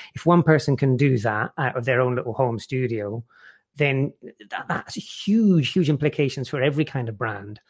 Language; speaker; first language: English; native; English